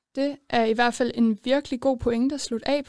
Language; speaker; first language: Danish; native; Danish